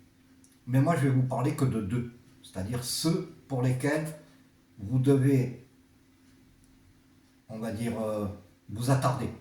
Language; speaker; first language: French; native; French